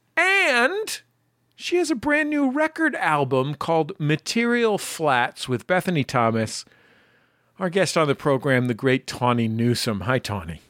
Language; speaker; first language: English; native; English